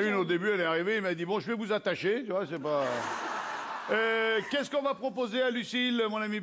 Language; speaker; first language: French; native; French